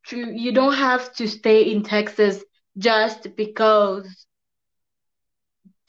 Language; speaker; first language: English; non-native, fluent; French